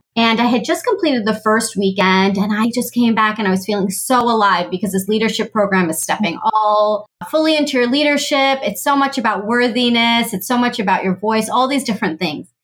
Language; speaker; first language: English; native; English